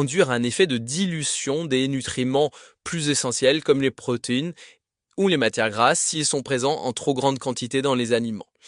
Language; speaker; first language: French; native; French